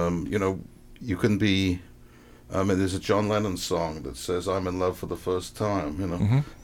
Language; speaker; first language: English; native; English